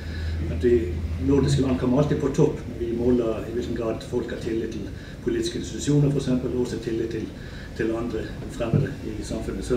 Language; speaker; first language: Norwegian; native; Norwegian